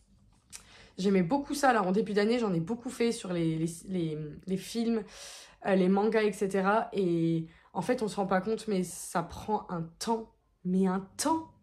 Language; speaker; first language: French; native; French